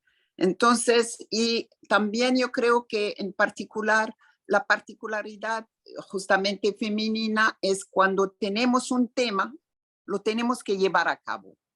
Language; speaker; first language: Spanish; non-native, fluent; Arabic